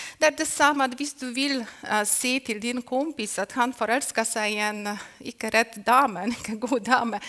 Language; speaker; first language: Norwegian; non-native, fluent; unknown